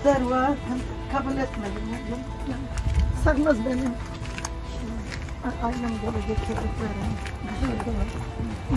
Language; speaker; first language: Turkish; non-native, local second language; Arabic